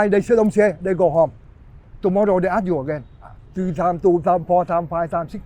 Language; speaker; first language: English; non-native, learner; Vietnamese